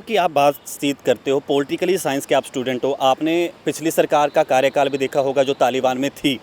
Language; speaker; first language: Hindi; native; Hindi